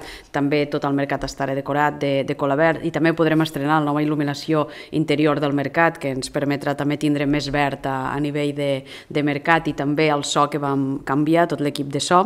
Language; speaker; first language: Catalan; native; Catalan